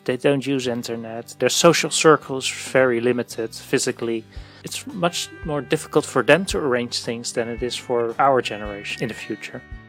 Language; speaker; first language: English; non-native, fluent; Dutch